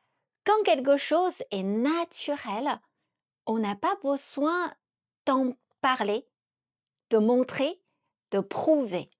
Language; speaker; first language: French; non-native, fluent; Chinese